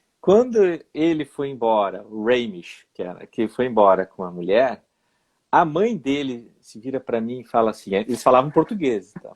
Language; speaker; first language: Portuguese; native; Portuguese